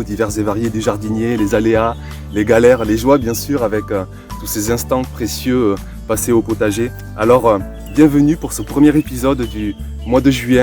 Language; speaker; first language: French; native; French